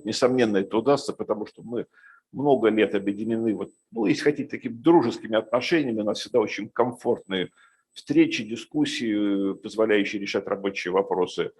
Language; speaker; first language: Russian; native; Russian